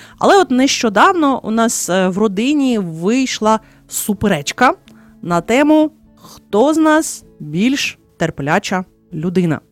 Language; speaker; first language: Ukrainian; native; Ukrainian